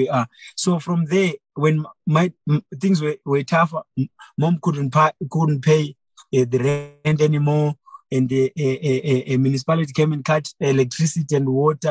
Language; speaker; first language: English; non-native, local second language; Shona